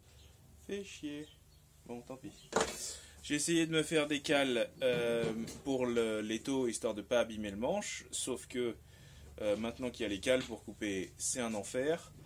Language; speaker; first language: French; native; French